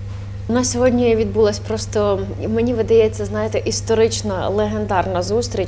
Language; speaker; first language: Ukrainian; native; Ukrainian